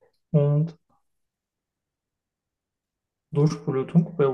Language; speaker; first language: German; non-native, learner; Turkish